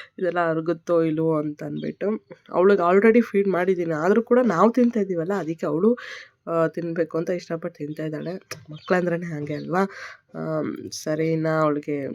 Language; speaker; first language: Kannada; native; Kannada